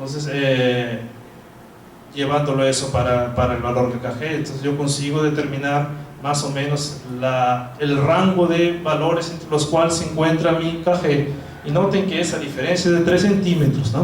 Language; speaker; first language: Spanish; non-native, fluent; Portuguese